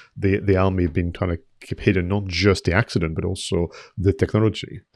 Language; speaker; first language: English; non-native, fluent; French